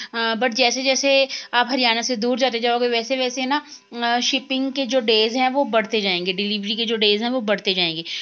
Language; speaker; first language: Hindi; native; Hindi